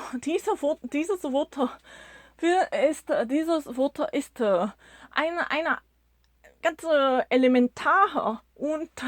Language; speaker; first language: German; non-native, learner; Korean